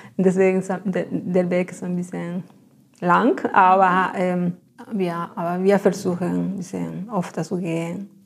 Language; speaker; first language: German; non-native, fluent; Spanish